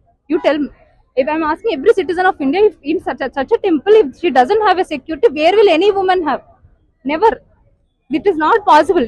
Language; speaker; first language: English; non-native, local second language; Telugu